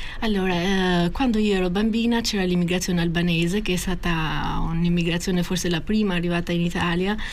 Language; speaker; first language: Italian; non-native, fluent; Albanian